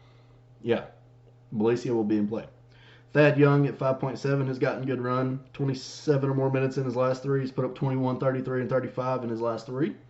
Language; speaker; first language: English; native; English